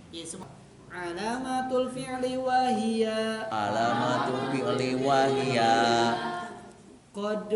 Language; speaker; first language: Arabic; non-native, learner; Indonesian